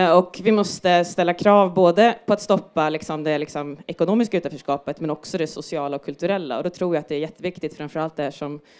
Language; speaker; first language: Swedish; native; Swedish